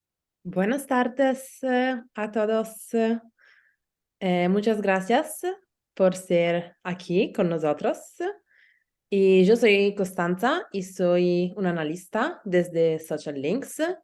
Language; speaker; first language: Spanish; non-native, learner; Italian